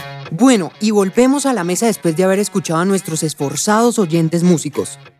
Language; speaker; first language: Spanish; native; Spanish